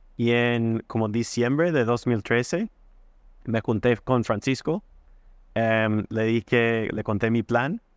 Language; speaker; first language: Spanish; non-native, fluent; English